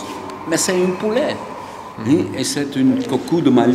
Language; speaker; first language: French; non-native, local second language; Dutch